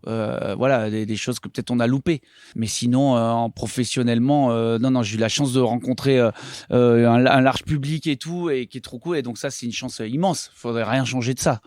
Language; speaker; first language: French; native; French